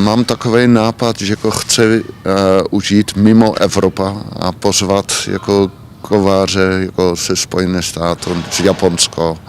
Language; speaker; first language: Czech; non-native, learner; Dutch